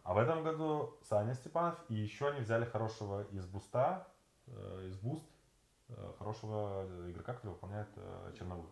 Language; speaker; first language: Russian; native; Russian